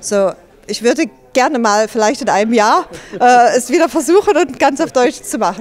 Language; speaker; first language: German; early bilingual, other home language; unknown